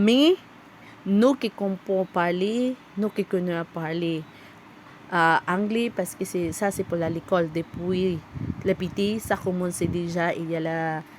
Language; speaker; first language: French; non-native, learner; Cebuano